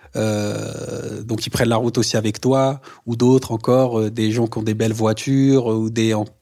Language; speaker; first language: French; native; French